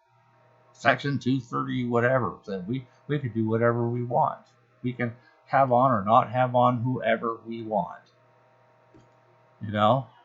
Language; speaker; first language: English; native; English